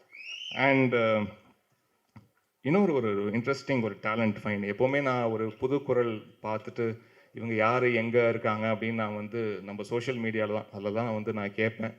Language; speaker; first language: Tamil; native; Tamil